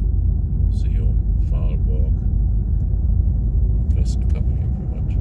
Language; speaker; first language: German; native; German